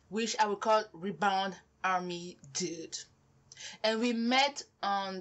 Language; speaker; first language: English; non-native, local second language; French